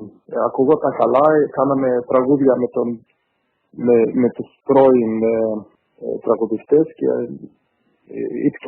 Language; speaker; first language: Greek; early bilingual, heritage; Greek